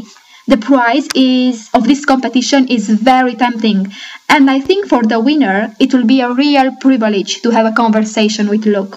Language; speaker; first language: English; non-native, fluent; Romanian